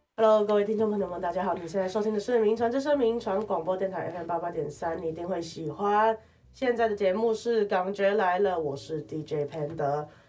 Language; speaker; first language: Chinese; non-native, local second language; Cantonese